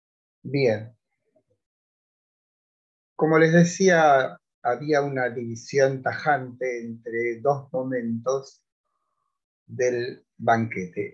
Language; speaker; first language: Spanish; native; Spanish